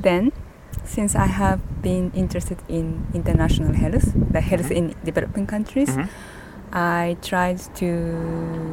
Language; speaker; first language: English; non-native, fluent; Japanese